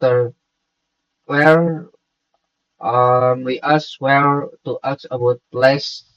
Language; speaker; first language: English; non-native, learner; Indonesian